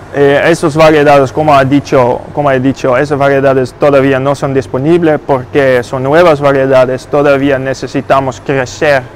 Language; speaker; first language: Spanish; non-native, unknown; Dutch